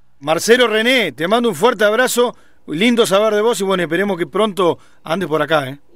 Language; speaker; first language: Spanish; native; Spanish